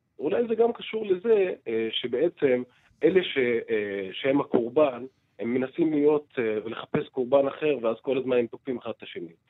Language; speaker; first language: Hebrew; non-native, local second language; Arabic